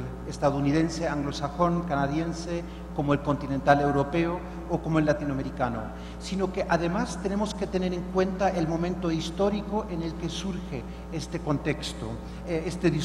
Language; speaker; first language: Spanish; non-native, fluent; German